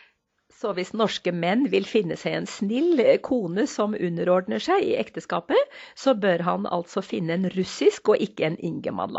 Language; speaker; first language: Norwegian; native; Norwegian